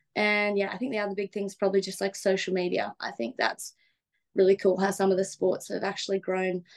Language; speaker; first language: English; native; English